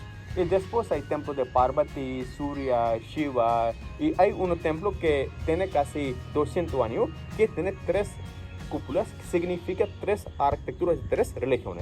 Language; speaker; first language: Spanish; non-native, learner; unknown